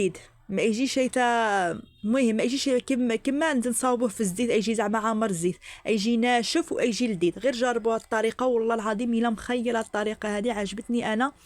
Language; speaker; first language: Arabic; native; Arabic